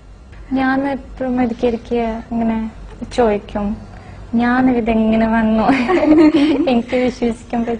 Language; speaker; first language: Malayalam; non-native, fluent; Russian